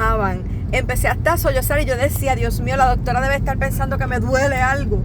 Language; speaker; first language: Spanish; native; Spanish